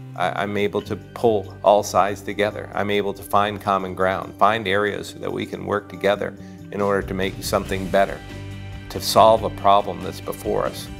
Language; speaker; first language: English; native; English